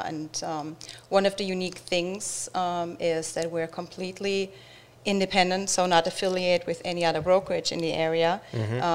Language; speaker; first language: English; non-native, fluent; German